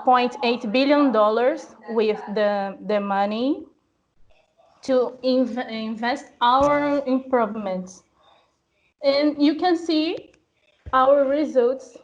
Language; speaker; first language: English; non-native, learner; Portuguese